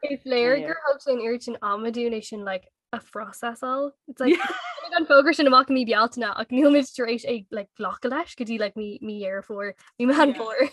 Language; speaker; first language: Irish; native; Irish